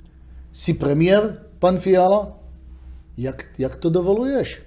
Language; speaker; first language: Czech; non-native, learner; Hebrew